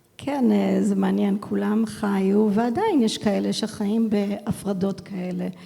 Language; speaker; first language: Hebrew; early bilingual, heritage; English